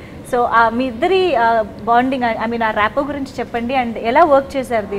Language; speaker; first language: Telugu; native; Telugu